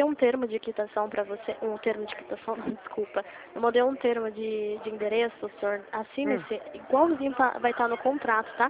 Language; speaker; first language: Portuguese; native; Portuguese